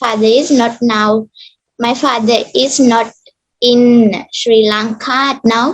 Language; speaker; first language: English; non-native, learner; Sinhala